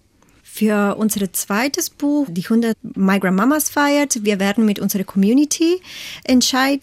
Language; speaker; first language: German; non-native, fluent; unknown